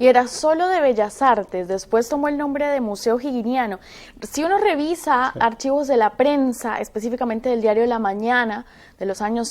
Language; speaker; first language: Spanish; native; Spanish